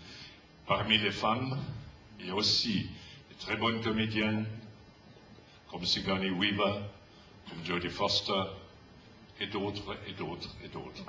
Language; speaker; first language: French; non-native, fluent; English